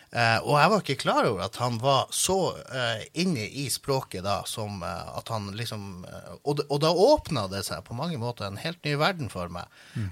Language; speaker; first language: Norwegian; native; Norwegian